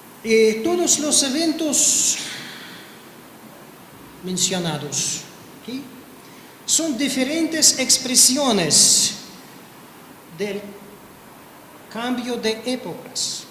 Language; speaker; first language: Spanish; non-native, fluent; Russian